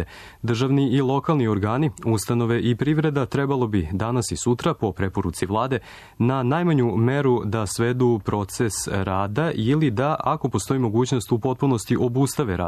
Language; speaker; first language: Croatian; native; Croatian